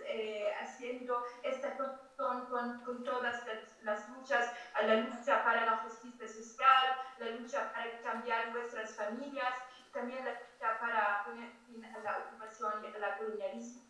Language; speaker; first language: Spanish; non-native, fluent; Arabic